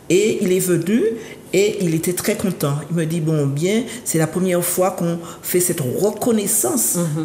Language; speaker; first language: French; native; French